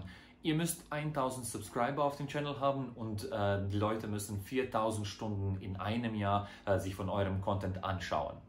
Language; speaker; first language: German; non-native, fluent; Croatian